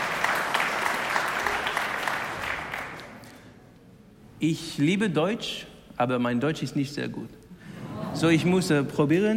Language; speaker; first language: German; non-native, learner; English